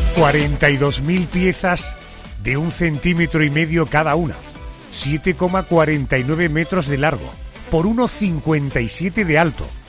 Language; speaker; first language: Spanish; native; Spanish